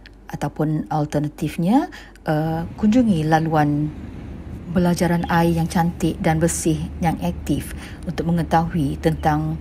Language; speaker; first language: Malay; native; Malay